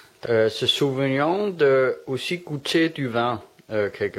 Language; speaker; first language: French; non-native, learner; Danish